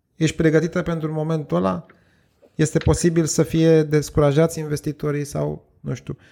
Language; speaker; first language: Romanian; native; Romanian